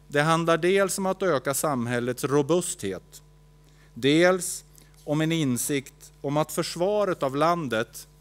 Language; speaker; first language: Swedish; native; Swedish